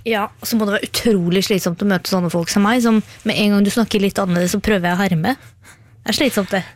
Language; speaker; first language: Norwegian; native; Norwegian